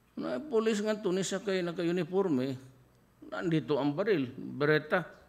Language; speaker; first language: Filipino; non-native, local second language; Cebuano